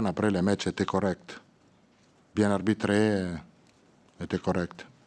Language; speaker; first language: French; non-native, learner; Italian